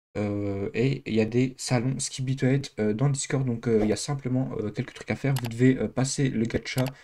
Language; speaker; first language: French; native; French